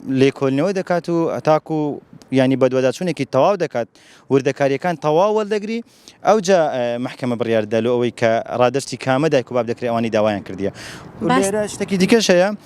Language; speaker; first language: Central Kurdish; non-native, local second language; Kurdish